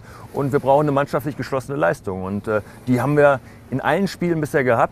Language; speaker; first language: German; native; German